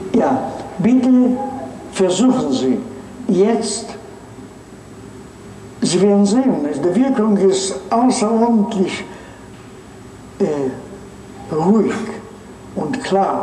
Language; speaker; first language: German; non-native, fluent; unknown